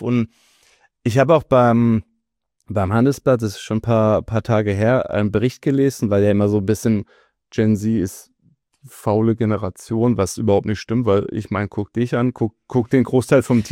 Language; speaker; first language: German; native; German